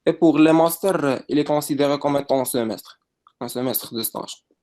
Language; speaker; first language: French; non-native, local second language; Arabic